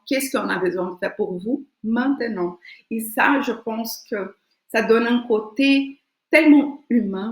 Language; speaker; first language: French; non-native, fluent; Portuguese